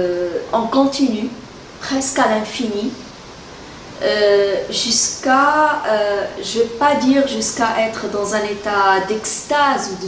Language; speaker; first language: French; non-native, local second language; Arabic